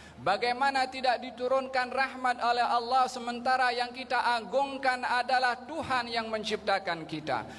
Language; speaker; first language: Malay; native; Malay